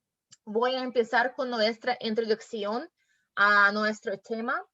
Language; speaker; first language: Spanish; non-native, learner; English